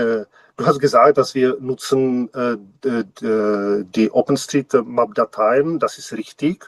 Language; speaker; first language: German; non-native, learner; Czech